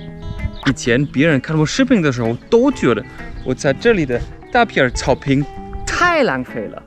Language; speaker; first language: Chinese; non-native, fluent; German